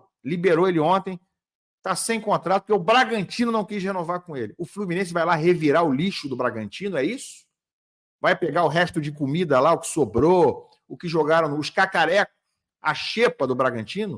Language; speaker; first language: Portuguese; native; Portuguese